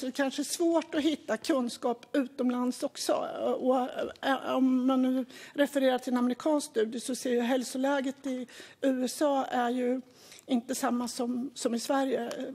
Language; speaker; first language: Swedish; native; Swedish